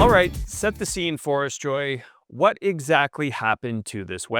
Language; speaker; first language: English; native; English